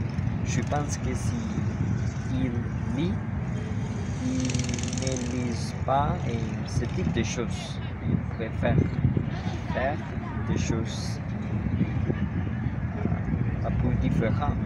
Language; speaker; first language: French; non-native, learner; Spanish